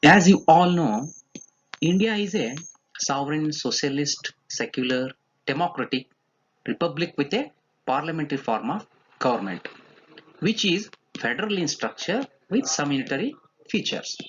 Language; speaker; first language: English; non-native, local second language; Kannada